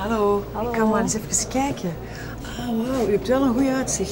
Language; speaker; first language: Dutch; native; Dutch